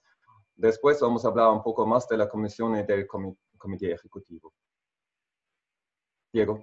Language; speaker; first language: Spanish; non-native, fluent; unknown